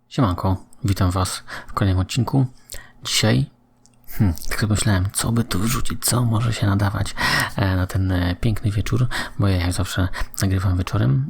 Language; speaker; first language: Polish; native; Polish